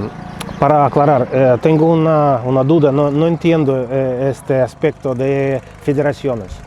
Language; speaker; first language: Spanish; non-native, fluent; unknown